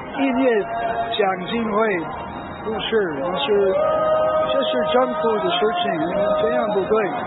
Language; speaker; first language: Chinese; non-native, learner; English